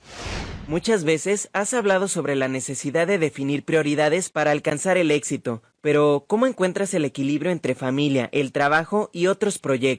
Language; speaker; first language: Spanish; native; Spanish